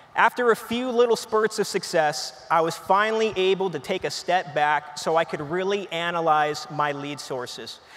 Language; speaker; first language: English; native; English